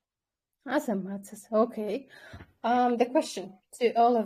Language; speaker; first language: English; non-native, fluent; Kyrgyz